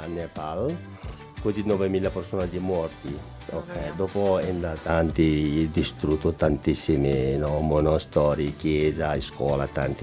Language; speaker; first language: Italian; non-native, learner; Nepali